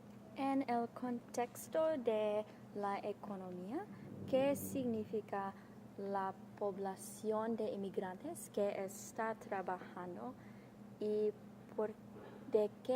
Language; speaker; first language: Spanish; non-native, learner; English